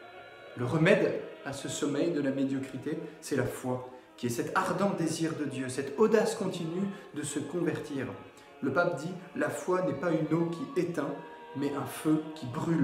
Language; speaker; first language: French; native; French